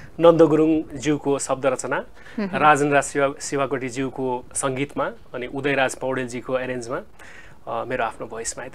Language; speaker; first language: Nepali; native; Nepali